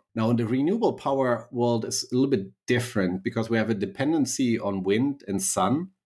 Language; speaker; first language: English; non-native, fluent; German